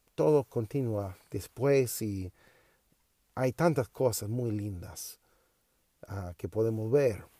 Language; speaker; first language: Spanish; non-native, learner; English